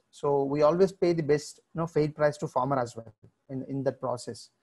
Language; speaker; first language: English; non-native, local second language; Telugu